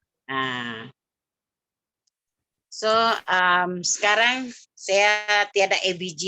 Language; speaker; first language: Malay; native; Malay